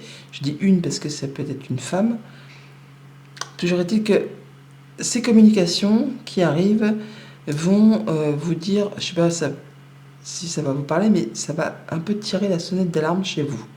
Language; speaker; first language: French; native; French